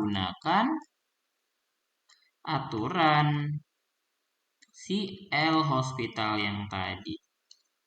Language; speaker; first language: Indonesian; native; Indonesian